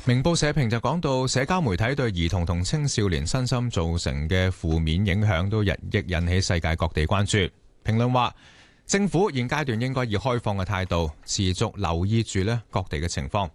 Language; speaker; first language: Cantonese; native; Cantonese